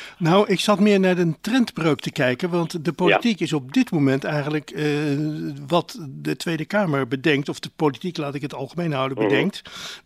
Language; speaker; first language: Dutch; native; Dutch